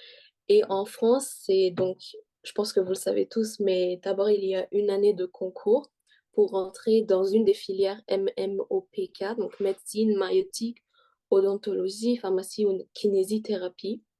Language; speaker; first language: French; early bilingual, heritage; French